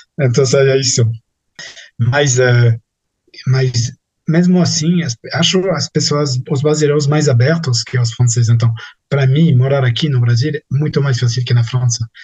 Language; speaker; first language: Portuguese; non-native, fluent; French